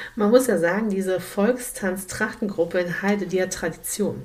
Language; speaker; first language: German; native; German